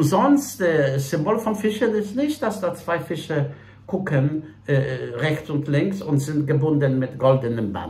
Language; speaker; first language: German; non-native, fluent; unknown